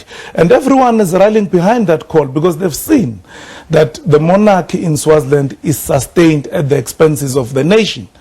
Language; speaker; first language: English; non-native, local second language; Swati